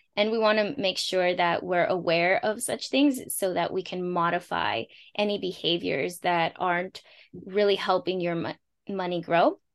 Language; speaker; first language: English; early bilingual, other home language; Spanish